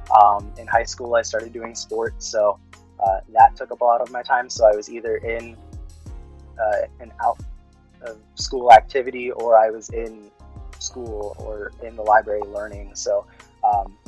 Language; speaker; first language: English; early bilingual, other home language; Filipino